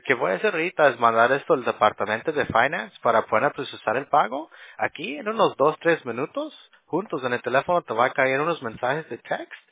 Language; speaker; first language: Spanish; non-native, learner; English